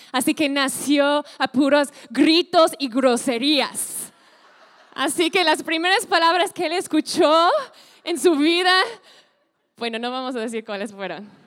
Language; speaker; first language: Spanish; non-native, fluent; English